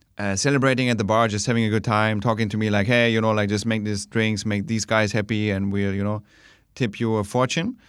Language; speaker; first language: English; non-native, fluent; German